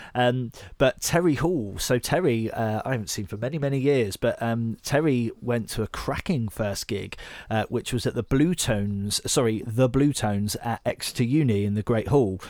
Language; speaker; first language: English; native; English